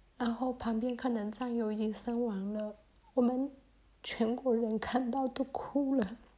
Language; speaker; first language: Chinese; early bilingual, heritage; Chinese